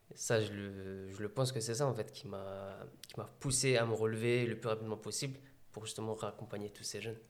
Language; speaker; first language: French; native; French